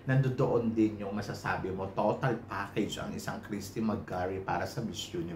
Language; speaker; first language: Filipino; native; Filipino